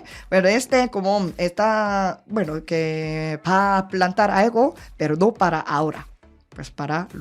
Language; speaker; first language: Spanish; non-native, learner; Korean